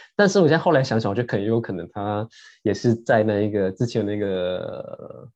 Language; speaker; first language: Chinese; native; Chinese